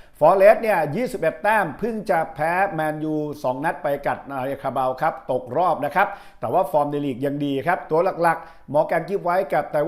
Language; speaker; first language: Thai; native; Thai